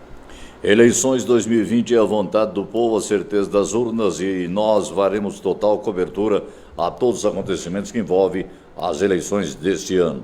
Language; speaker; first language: Portuguese; native; Portuguese